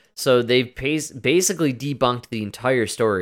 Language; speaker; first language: English; native; English